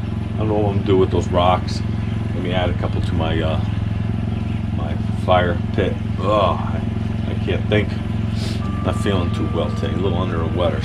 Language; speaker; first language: English; native; English